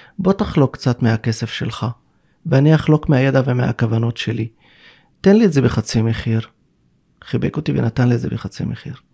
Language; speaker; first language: Hebrew; non-native, local second language; Arabic